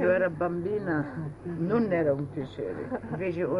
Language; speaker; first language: Italian; early bilingual, heritage; Italian